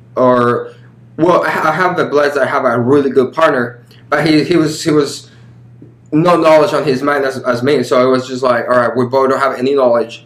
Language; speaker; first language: English; early bilingual, other home language; Spanish